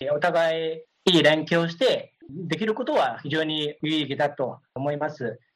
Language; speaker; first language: Japanese; non-native, fluent; Chinese